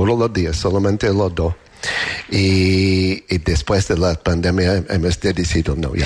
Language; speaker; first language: Spanish; non-native, learner; English